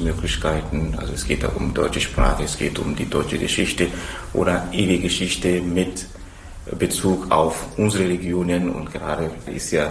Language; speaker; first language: German; non-native, fluent; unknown